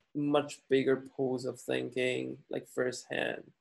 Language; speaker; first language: English; non-native, fluent; Chinese